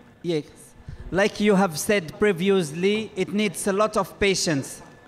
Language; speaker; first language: English; non-native, fluent; Arabic